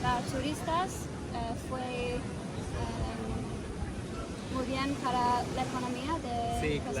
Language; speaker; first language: Spanish; non-native, learner; English